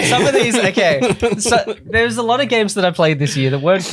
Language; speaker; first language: English; native; English